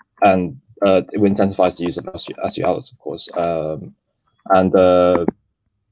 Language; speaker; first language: English; non-native, local second language; Cantonese